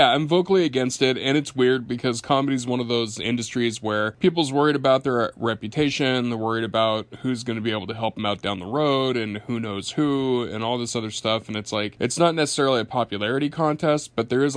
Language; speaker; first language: English; native; English